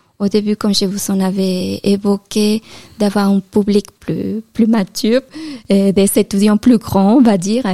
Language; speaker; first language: French; non-native, fluent; Spanish